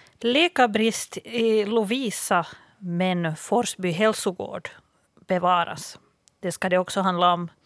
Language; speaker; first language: Swedish; native; Swedish